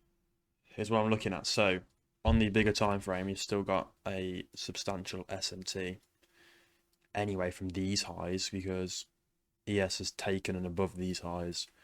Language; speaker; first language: English; native; English